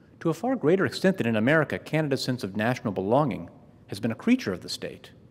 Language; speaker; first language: English; native; English